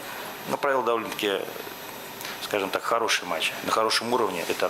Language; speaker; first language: Russian; native; Russian